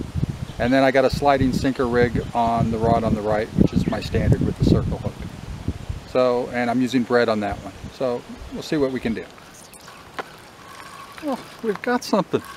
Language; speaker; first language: English; native; English